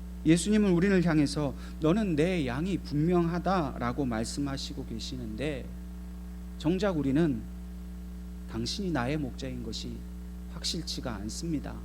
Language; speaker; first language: Korean; native; Korean